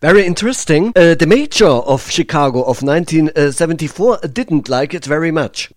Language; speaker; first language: English; non-native, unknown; German